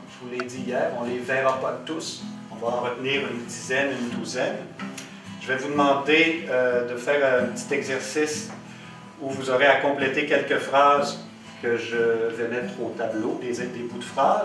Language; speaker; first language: French; native; French